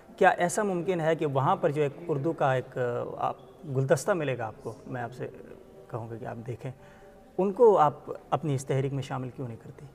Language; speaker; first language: Urdu; non-native, local second language; Sicilian